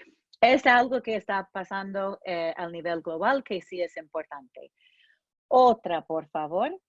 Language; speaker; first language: Spanish; non-native, fluent; English